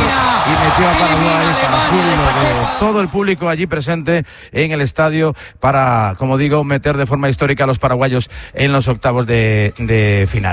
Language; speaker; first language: Spanish; native; Spanish